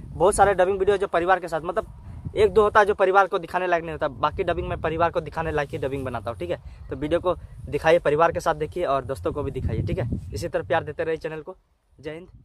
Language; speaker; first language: Hindi; native; Hindi